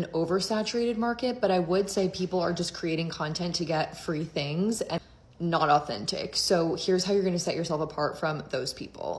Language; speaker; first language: English; native; English